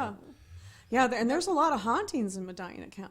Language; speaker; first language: English; native; English